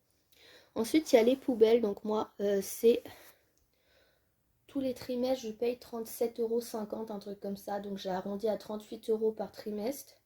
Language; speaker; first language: French; native; French